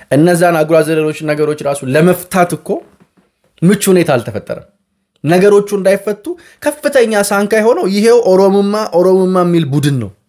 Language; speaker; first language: Amharic; native; Amharic